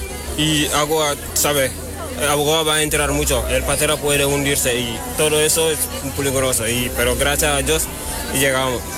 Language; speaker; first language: Spanish; non-native, learner; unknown